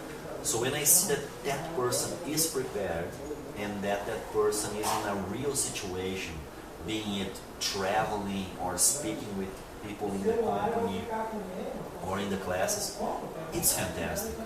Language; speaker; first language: English; non-native, fluent; Portuguese